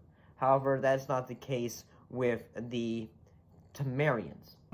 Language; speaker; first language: English; native; English